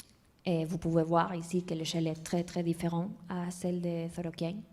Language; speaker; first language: French; non-native, fluent; Spanish